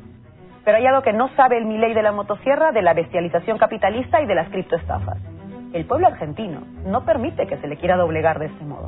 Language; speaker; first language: Spanish; native; Spanish